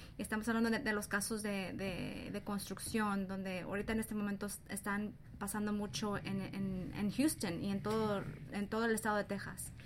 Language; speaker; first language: Spanish; early bilingual, heritage; English